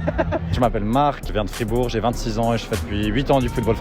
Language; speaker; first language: French; native; French